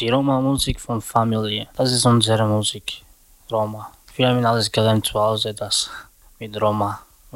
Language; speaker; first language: German; non-native, learner; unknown